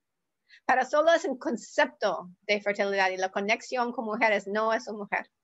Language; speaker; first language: Spanish; non-native, learner; English